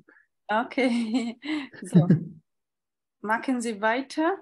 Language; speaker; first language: German; non-native, fluent; Bangla